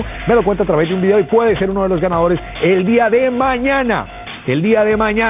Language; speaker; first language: Spanish; native; Spanish